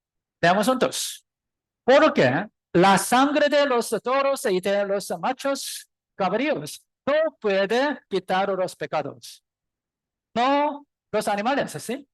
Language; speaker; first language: Spanish; non-native, learner; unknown